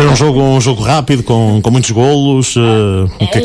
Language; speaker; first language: Portuguese; native; Portuguese